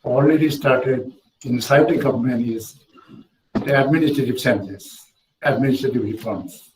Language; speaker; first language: English; non-native, local second language; Assamese